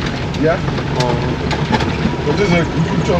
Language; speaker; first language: English; non-native, learner; Malagasy